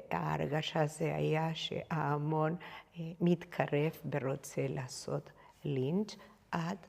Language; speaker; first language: Hebrew; non-native, fluent; Spanish